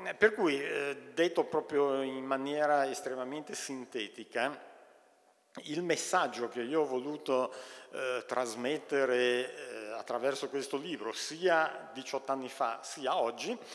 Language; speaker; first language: Italian; native; Italian